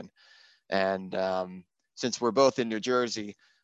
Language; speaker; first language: English; native; English